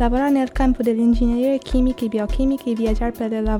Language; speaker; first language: Italian; non-native, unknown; Portuguese